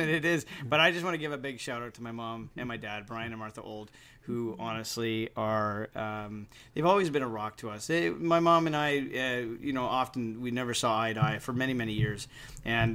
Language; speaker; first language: English; native; English